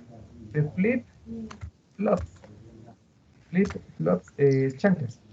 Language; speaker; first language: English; non-native, learner; Spanish